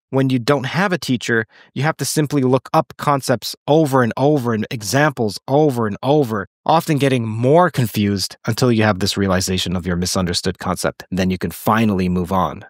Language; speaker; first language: English; native; English